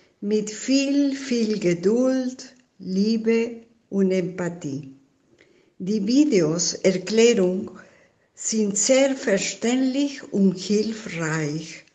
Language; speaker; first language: German; non-native, fluent; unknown